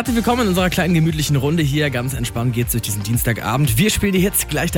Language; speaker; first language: German; native; German